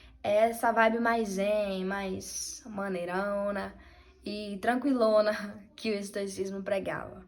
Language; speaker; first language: Portuguese; native; Portuguese